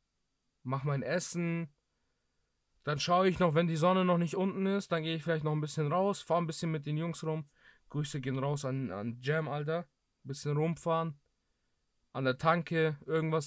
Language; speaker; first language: German; early bilingual, other home language; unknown